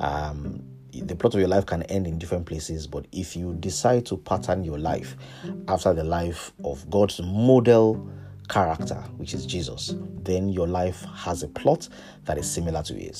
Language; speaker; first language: English; non-native, local second language; Yoruba